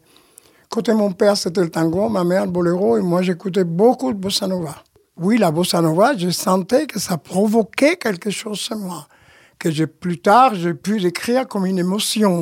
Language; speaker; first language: French; non-native, fluent; Spanish